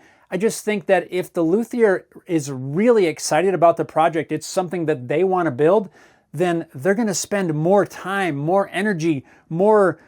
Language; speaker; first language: English; native; English